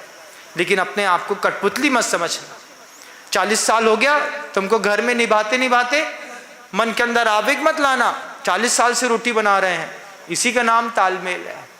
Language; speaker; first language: Hindi; native; Hindi